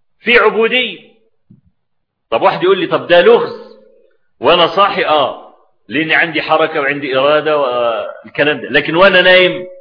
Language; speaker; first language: Arabic; native; Arabic